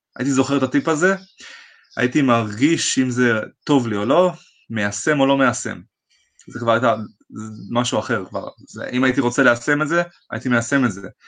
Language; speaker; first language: Hebrew; native; Hebrew